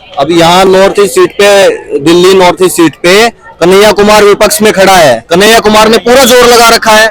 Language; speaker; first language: Hindi; native; Hindi